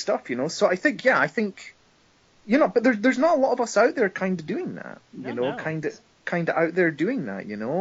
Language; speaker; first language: English; native; English